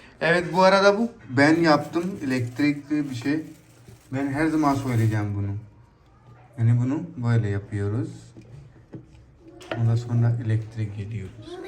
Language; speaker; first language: Turkish; non-native, learner; Urdu